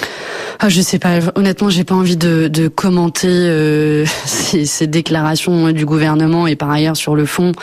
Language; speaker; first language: French; native; French